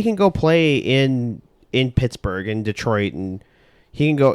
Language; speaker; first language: English; native; English